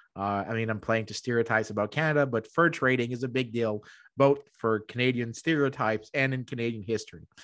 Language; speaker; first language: English; native; English